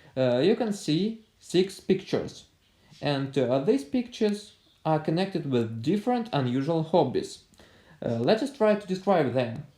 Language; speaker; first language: English; non-native, fluent; Russian